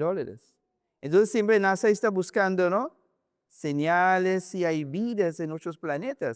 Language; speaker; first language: Spanish; non-native, learner; English